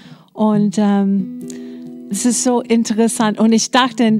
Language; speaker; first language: German; non-native, fluent; English